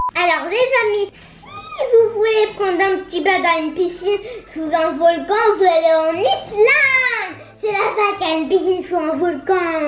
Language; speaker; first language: French; native; French